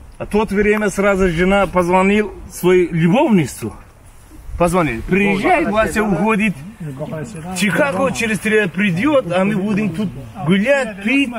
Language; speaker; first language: Russian; non-native, local second language; Uzbek